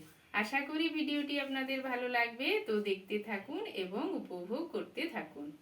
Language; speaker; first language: Bangla; native; Bangla